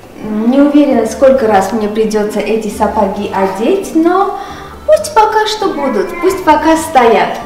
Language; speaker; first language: Russian; non-native, local second language; Armenian